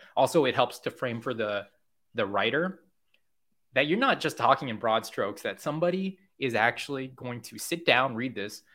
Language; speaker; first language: English; native; English